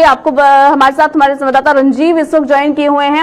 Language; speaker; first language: Hindi; native; Hindi